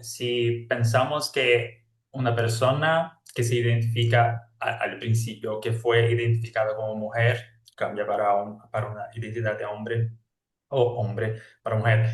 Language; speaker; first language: Spanish; non-native, fluent; Portuguese